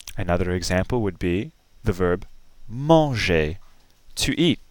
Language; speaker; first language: English; native; English